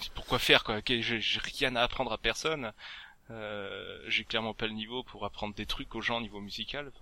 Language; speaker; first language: French; native; French